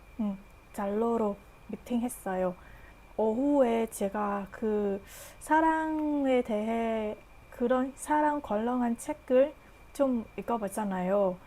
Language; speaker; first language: Korean; non-native, learner; Vietnamese